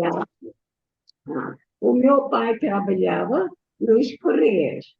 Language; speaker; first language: Portuguese; non-native, learner; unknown